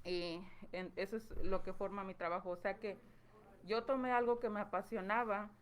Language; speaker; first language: Spanish; early bilingual, heritage; Spanish